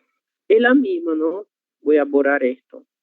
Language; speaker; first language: Spanish; non-native, fluent; Portuguese